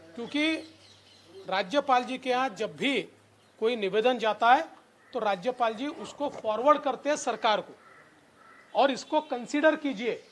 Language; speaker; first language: Hindi; non-native, local second language; Marathi